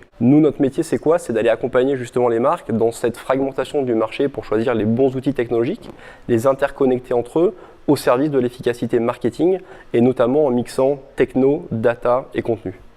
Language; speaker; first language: French; native; French